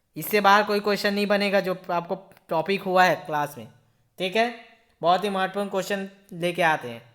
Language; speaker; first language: Hindi; native; Hindi